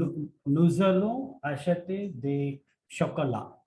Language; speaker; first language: French; non-native, learner; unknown